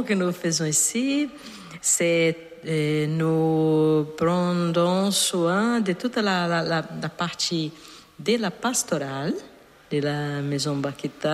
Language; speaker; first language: French; non-native, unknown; Portuguese